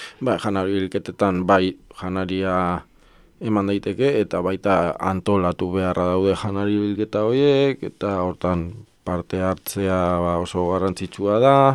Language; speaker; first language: Basque; native; Basque